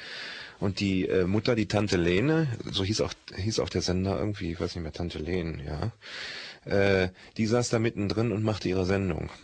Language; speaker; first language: German; native; German